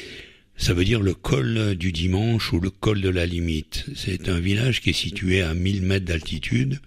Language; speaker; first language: French; native; French